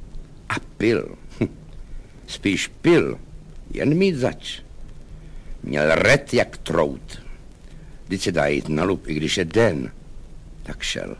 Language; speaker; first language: Czech; native; Czech